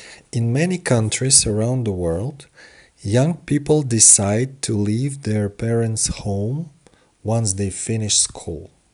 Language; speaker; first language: English; non-native, fluent; Russian